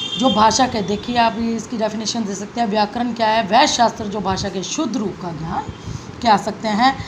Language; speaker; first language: Hindi; native; Hindi